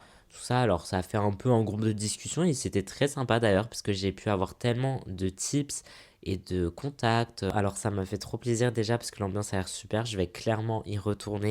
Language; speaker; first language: French; native; French